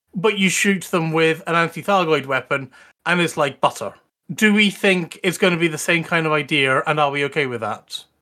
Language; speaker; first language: English; native; English